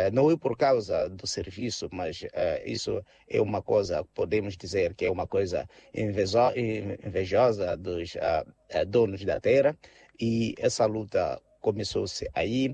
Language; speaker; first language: Portuguese; non-native, local second language; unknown